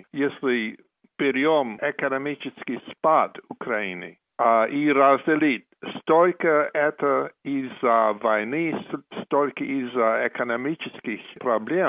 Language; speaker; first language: Russian; non-native, fluent; English